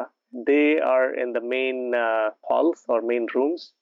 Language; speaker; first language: English; non-native, local second language; Urdu